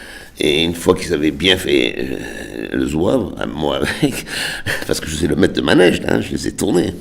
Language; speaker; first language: French; native; French